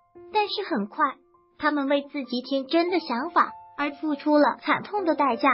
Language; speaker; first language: Chinese; native; Chinese